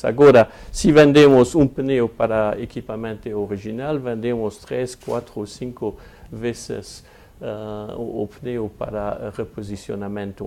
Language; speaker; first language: Portuguese; non-native, fluent; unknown